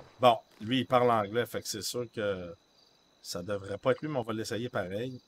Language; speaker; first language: French; native; French